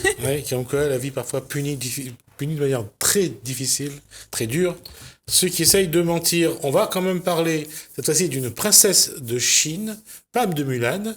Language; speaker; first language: French; native; French